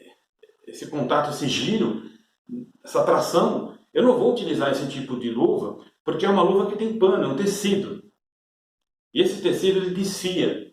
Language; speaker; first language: Portuguese; native; Portuguese